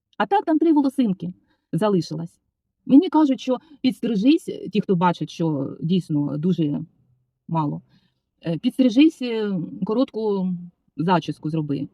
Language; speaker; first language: Ukrainian; native; Ukrainian